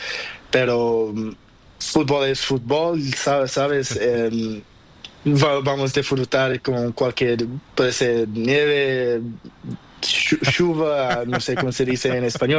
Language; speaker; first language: Spanish; non-native, learner; Portuguese